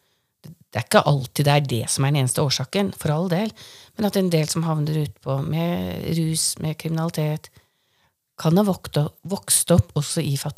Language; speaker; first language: Norwegian; native; Norwegian